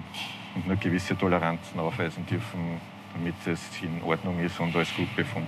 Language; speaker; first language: German; native; German